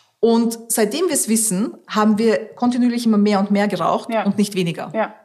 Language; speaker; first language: German; early bilingual, other home language; Russian